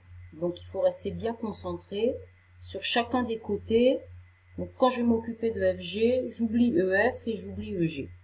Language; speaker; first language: French; native; French